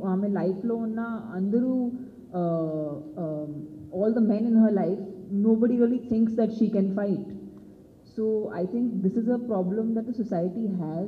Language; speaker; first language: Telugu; non-native, local second language; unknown